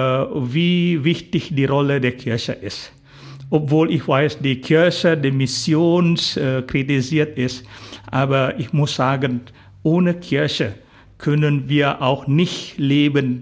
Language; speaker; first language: German; non-native, fluent; Indonesian